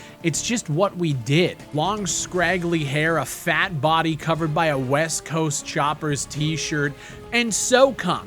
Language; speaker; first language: English; native; English